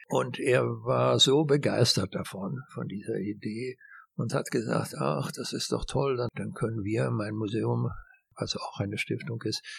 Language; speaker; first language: German; non-native, fluent; Swedish